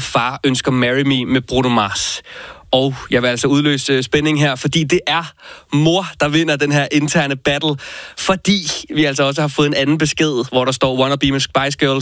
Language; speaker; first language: Danish; native; Danish